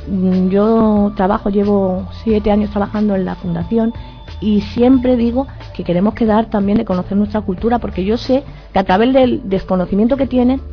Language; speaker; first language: Spanish; native; Spanish